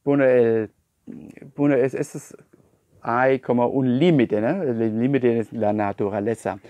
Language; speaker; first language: Spanish; non-native, fluent; German